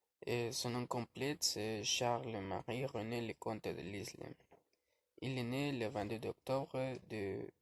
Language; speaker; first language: French; non-native, learner; Spanish